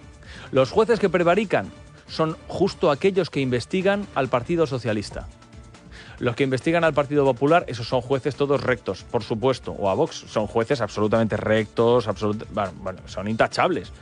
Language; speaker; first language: Spanish; native; Spanish